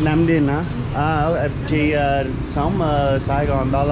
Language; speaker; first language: Vietnamese; non-native, learner; English